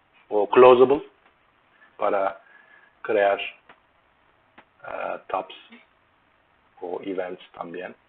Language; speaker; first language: Spanish; non-native, learner; Turkish